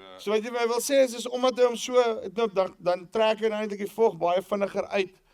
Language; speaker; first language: Afrikaans; native; Afrikaans